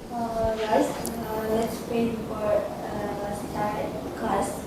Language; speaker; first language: English; non-native, learner; Indonesian